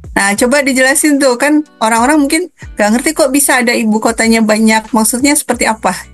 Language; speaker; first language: Indonesian; native; Indonesian